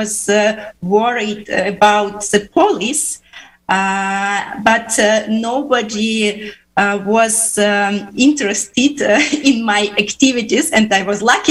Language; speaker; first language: English; non-native, fluent; Uzbek